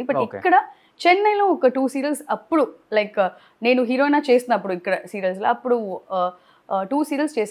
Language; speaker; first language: Telugu; non-native, learner; Tamil